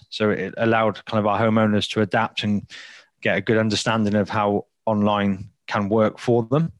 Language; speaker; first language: English; native; English